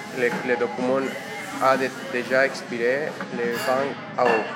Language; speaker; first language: French; non-native, learner; Spanish